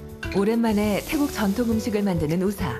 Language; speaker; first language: Korean; native; Korean